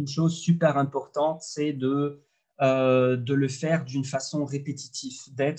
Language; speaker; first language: French; non-native, local second language; Arabic